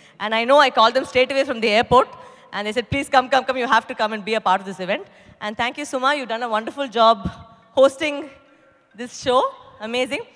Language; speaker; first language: English; non-native, local second language; Tamil